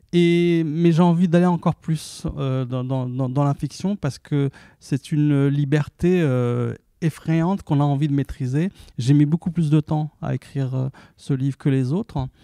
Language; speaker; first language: French; early bilingual, other home language; Arabic